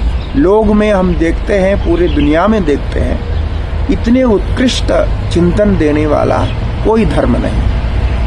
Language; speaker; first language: Hindi; non-native, local second language; Malayalam